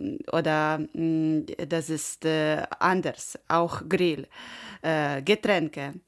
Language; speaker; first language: German; non-native, learner; Ukrainian